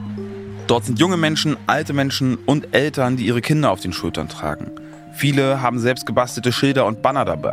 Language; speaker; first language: German; native; German